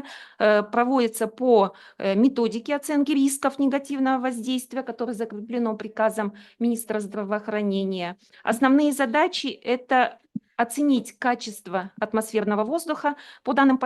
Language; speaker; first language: Russian; native; Russian